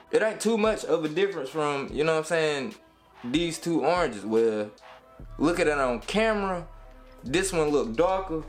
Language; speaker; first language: English; native; English